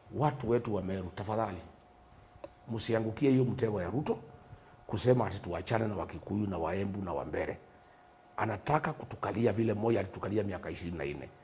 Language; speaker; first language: Swahili; non-native, local second language; Kikuyu